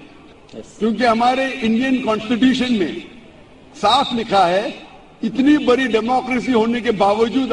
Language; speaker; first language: Hindi; non-native, local second language; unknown